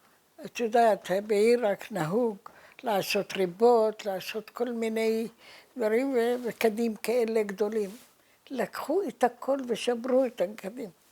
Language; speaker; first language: Hebrew; early bilingual, other home language; Arabic